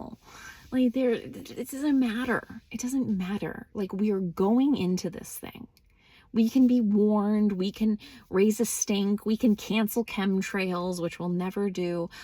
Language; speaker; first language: English; native; English